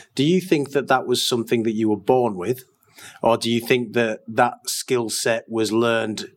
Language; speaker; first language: English; native; English